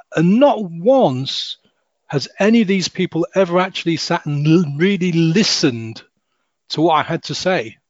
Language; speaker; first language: English; native; English